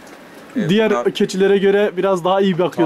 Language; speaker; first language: Turkish; native; Turkish